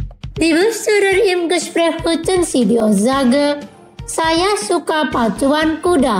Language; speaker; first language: German; non-native, fluent; Indonesian